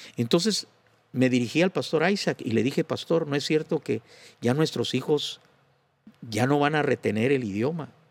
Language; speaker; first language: Spanish; native; Spanish